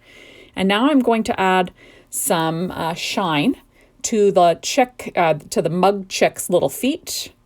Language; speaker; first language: English; native; English